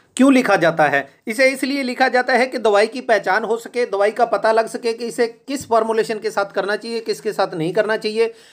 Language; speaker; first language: Hindi; native; Hindi